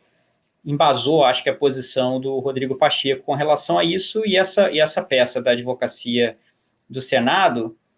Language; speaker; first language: Portuguese; native; Portuguese